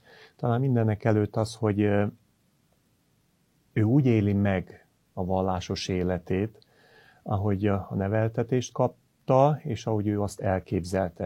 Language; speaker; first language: Hungarian; native; Hungarian